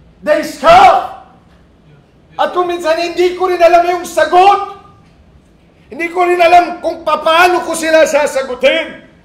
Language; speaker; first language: Filipino; non-native, local second language; Iloko